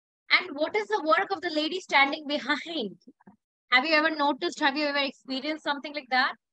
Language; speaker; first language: English; non-native, local second language; Hindi